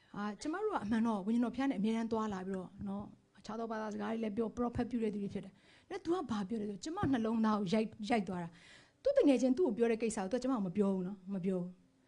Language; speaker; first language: Burmese; native; Burmese